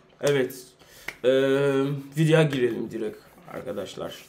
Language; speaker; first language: Turkish; non-native, fluent; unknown